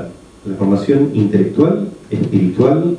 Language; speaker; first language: Spanish; native; Spanish